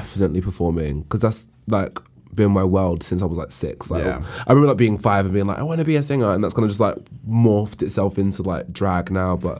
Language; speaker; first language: English; native; English